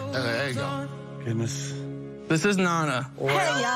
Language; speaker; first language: English; native; English